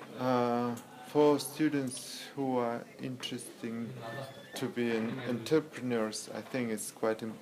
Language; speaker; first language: English; non-native, learner; Russian